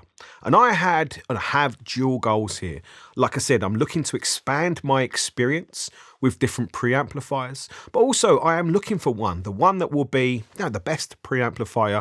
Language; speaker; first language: English; native; English